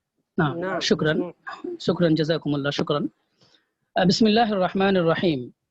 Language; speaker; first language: Arabic; non-native, fluent; Bangla